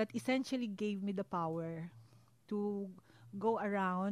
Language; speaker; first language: English; non-native, local second language; Hiligaynon